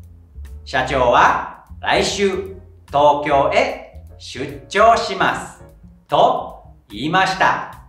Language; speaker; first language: Japanese; non-native, fluent; Indonesian